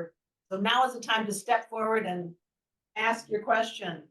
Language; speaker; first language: English; native; English